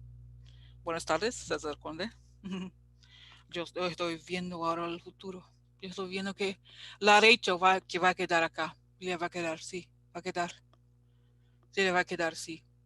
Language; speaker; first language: Spanish; non-native, learner; English